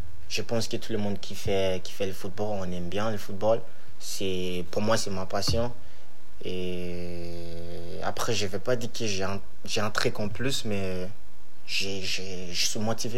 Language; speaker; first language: French; non-native, fluent; Bini